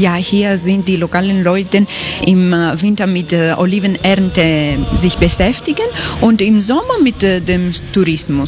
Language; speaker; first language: German; non-native, learner; Greek